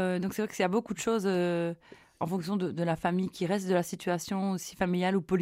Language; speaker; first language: French; native; French